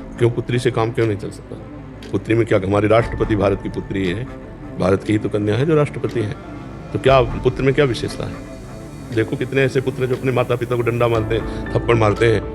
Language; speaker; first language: Hindi; native; Hindi